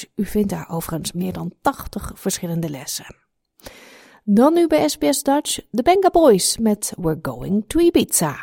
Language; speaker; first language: Dutch; native; Dutch